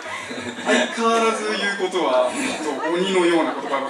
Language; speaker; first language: Japanese; early bilingual, other home language; Korean